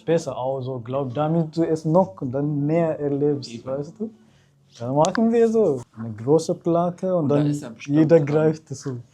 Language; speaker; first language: German; non-native, fluent; Amharic